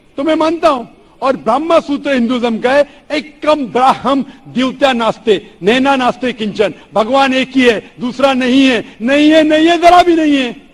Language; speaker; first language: Urdu; non-native, local second language; Konkani